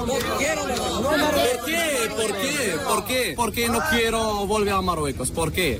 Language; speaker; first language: Spanish; non-native, learner; Arabic